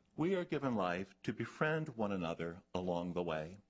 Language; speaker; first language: English; native; English